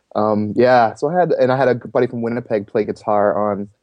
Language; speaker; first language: English; native; English